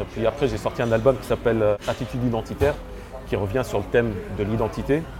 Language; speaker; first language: French; early bilingual, other home language; Arabic